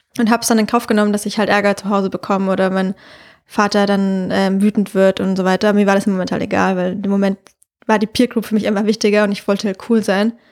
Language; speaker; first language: German; native; German